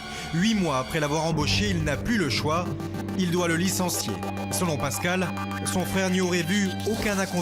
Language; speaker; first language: French; native; French